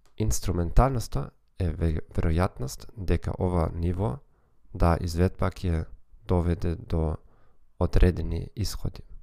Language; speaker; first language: Macedonian; non-native, learner; German